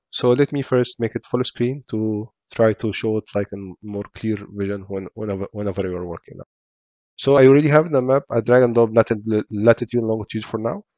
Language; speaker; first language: English; non-native, fluent; Arabic